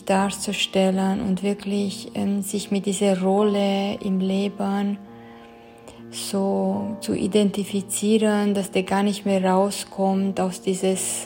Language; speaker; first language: German; non-native, fluent; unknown